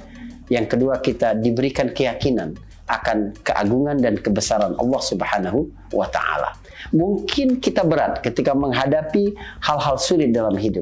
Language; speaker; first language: Indonesian; native; Indonesian